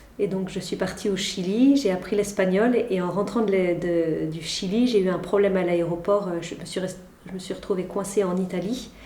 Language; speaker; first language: French; native; French